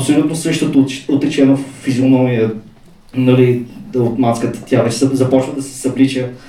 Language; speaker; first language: Bulgarian; native; Bulgarian